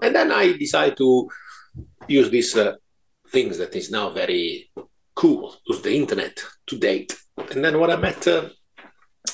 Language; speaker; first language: English; non-native, fluent; Italian